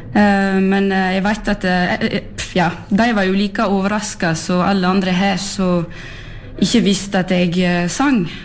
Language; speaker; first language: Norwegian; early bilingual, heritage; French